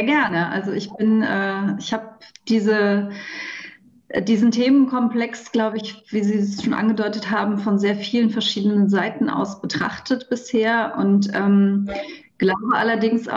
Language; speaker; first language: German; native; German